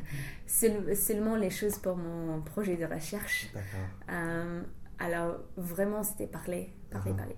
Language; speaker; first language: French; non-native, fluent; English